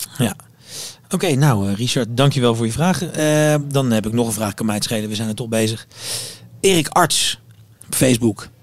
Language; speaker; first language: Dutch; native; Dutch